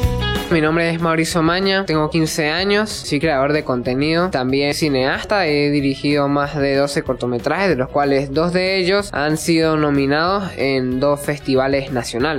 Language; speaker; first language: Spanish; native; Spanish